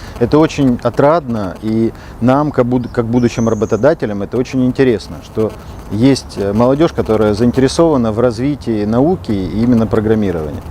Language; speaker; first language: Russian; native; Russian